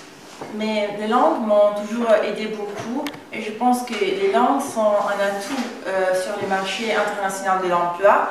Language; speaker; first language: French; non-native, fluent; Italian